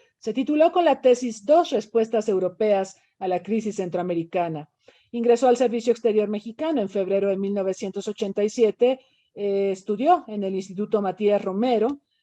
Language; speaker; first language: Spanish; native; Spanish